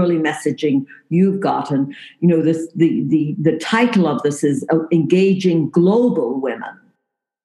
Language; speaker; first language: English; native; English